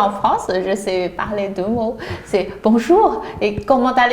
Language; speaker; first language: French; non-native, learner; Chinese